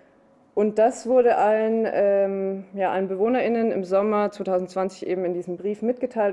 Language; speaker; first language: German; native; German